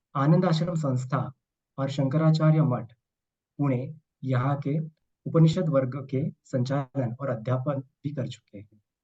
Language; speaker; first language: Hindi; non-native, local second language; Marathi